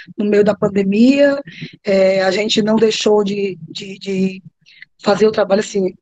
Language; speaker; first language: Portuguese; native; Portuguese